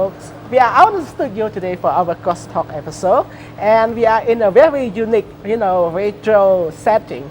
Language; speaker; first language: English; non-native, fluent; Khmer